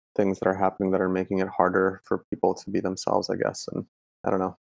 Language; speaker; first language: English; early bilingual, other home language; Italian